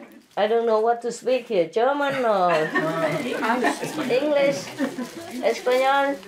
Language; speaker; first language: English; non-native, fluent; Vietnamese